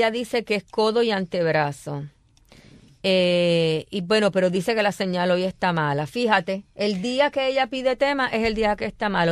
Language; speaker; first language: Spanish; native; Spanish